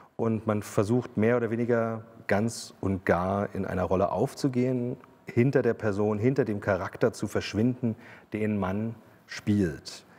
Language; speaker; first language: German; native; German